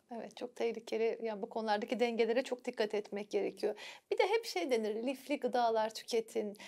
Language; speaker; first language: Turkish; native; Turkish